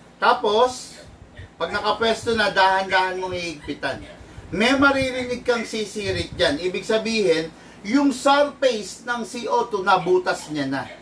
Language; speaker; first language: Filipino; native; Filipino